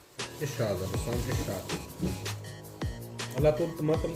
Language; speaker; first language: Arabic; non-native, learner; Urdu